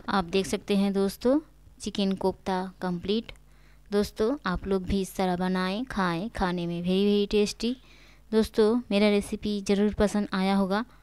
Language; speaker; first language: Hindi; native; Hindi